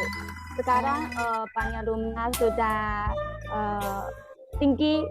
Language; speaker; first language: Indonesian; non-native, learner; Chinese